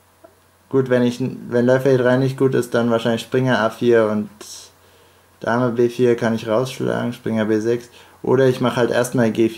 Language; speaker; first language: German; native; German